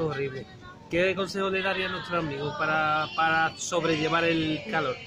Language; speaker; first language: Spanish; native; Spanish